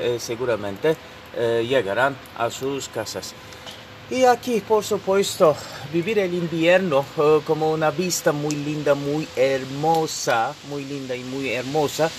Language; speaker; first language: Spanish; non-native, fluent; Turkish